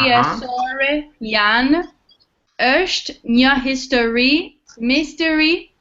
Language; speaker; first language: Albanian; non-native, learner; English